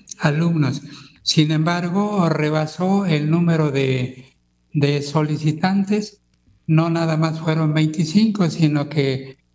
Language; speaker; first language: Spanish; non-native, local second language; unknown